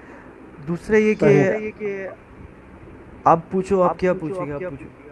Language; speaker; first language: Hindi; non-native, fluent; Bangla